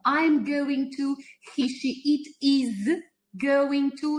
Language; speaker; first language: English; non-native, learner; Ukrainian